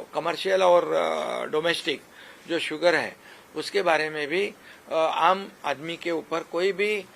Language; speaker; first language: Hindi; non-native, local second language; Marathi